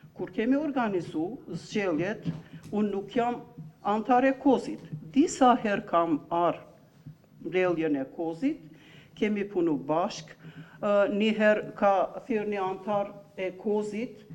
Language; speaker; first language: Albanian; non-native, local second language; Turkish